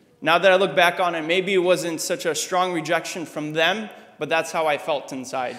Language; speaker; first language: English; early bilingual, other home language; Russian